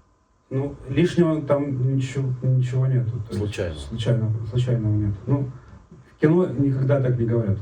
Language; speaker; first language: Russian; native; Russian